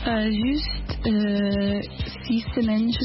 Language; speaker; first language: French; non-native, learner; English